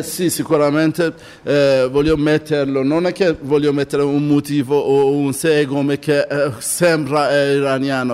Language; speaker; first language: Italian; non-native, learner; Persian